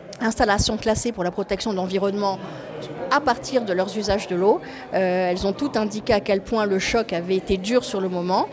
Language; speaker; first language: French; native; French